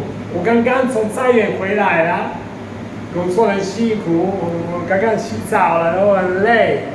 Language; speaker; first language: Chinese; non-native, fluent; Italian